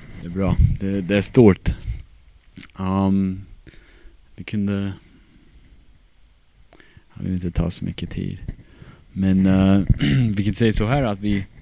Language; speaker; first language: Swedish; non-native, fluent; English